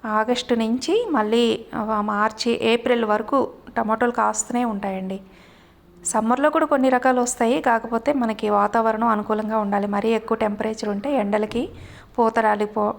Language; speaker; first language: Telugu; native; Telugu